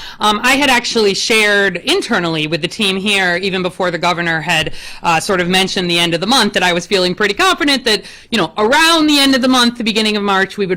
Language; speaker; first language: English; native; English